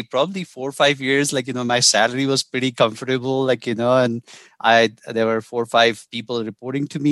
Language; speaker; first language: English; non-native, local second language; Hindi